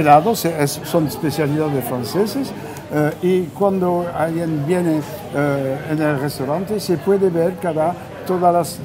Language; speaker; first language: Spanish; non-native, fluent; French